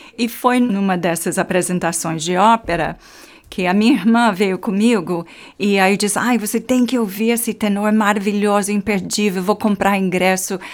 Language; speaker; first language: Portuguese; non-native, fluent; English